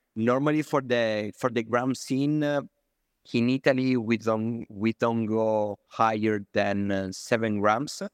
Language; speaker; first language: English; non-native, fluent; Italian